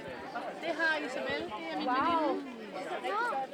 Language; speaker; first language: Danish; non-native, learner; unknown